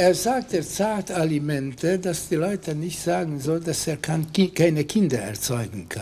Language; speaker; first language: German; non-native, fluent; Hungarian